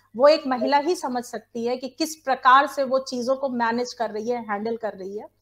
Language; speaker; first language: Hindi; native; Hindi